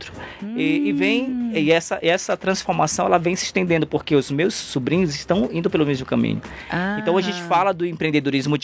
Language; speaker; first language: Portuguese; native; Portuguese